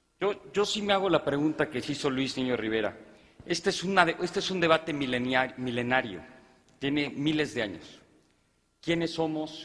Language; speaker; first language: Spanish; native; Spanish